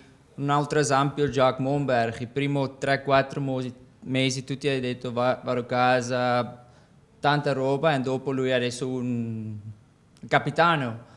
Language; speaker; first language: Italian; non-native, learner; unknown